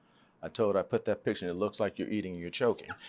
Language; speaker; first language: English; native; English